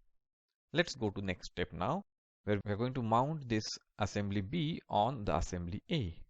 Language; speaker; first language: English; non-native, local second language; Marathi